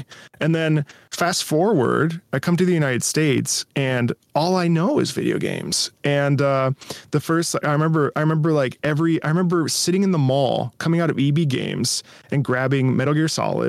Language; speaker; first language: English; early bilingual, other home language; Italian